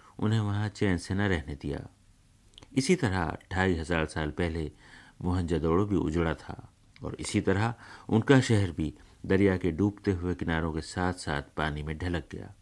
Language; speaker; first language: Urdu; native; Urdu